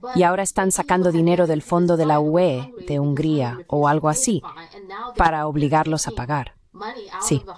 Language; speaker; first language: Spanish; non-native, fluent; Chinese